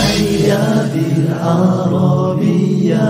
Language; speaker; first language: Arabic; non-native, fluent; Malay